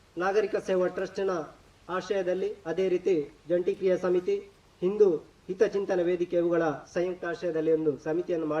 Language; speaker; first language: Kannada; native; Kannada